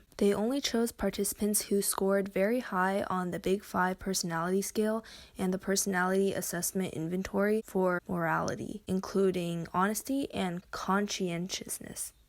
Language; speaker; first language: English; native; English